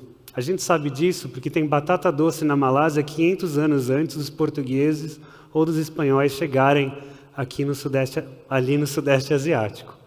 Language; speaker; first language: Portuguese; early bilingual, heritage; Portuguese